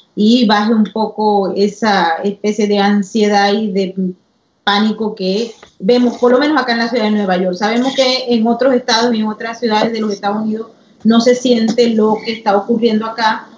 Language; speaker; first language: Spanish; native; Spanish